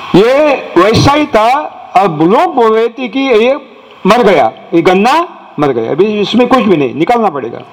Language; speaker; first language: Hindi; non-native, local second language; Marathi